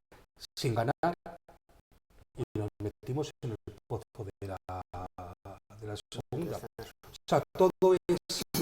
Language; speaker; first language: Spanish; native; Spanish